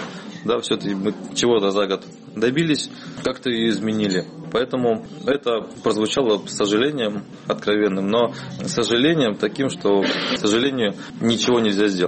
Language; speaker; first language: Russian; native; Russian